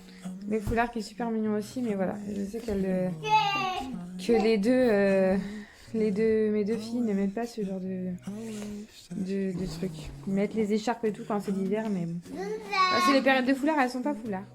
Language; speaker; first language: French; native; French